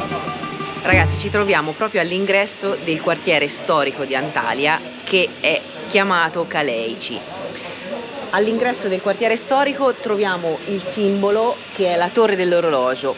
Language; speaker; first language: Italian; native; Italian